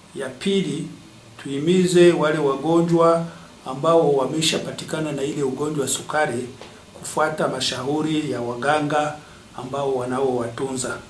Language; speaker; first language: Swahili; native; Swahili